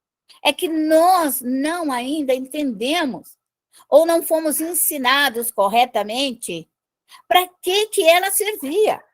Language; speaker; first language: Portuguese; native; Portuguese